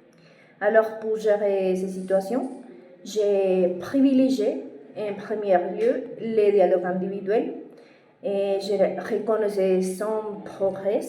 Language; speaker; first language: French; non-native, fluent; Spanish